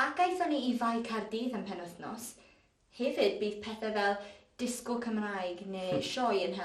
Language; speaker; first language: Welsh; non-native, local second language; English